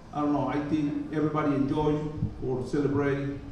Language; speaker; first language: English; non-native, learner; Spanish